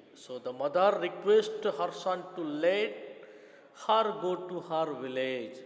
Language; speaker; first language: English; non-native, local second language; Gujarati